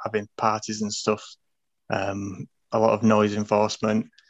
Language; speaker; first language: English; native; English